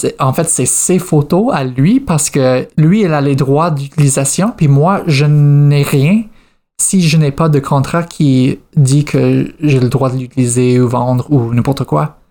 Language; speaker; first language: French; non-native, fluent; English